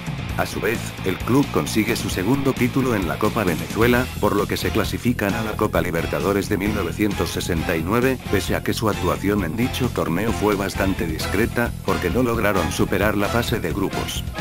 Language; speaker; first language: Spanish; native; Spanish